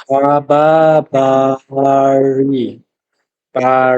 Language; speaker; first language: Indonesian; non-native, learner; Chinese